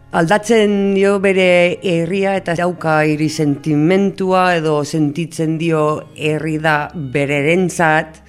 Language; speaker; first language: Basque; non-native, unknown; English